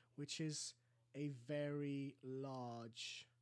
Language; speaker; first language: English; early bilingual, other home language; Greek